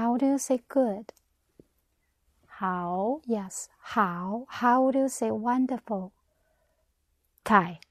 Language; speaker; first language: English; non-native, learner; Chinese